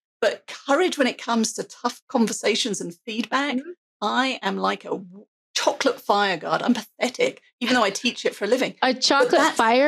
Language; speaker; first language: English; native; English